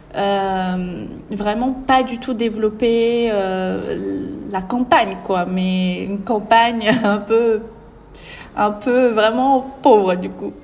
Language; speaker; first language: French; early bilingual, other home language; Portuguese